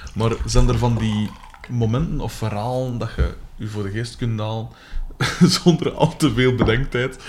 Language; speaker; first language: Dutch; native; Dutch